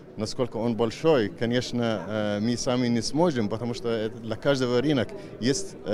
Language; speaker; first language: Russian; non-native, fluent; Arabic